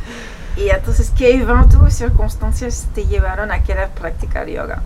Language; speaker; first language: Spanish; non-native, fluent; French